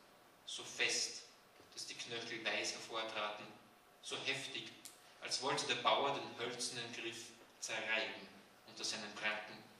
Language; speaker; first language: German; native; German